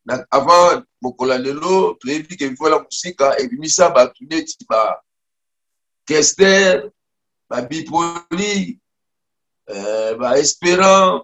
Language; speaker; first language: French; non-native, local second language; Lingala